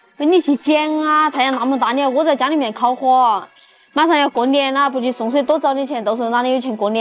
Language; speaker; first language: Chinese; native; Chinese